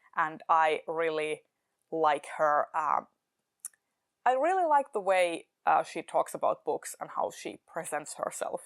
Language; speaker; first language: English; non-native, fluent; Finnish